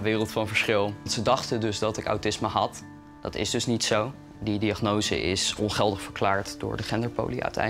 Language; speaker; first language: Dutch; native; Dutch